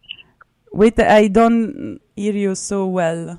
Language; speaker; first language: English; non-native, fluent; Italian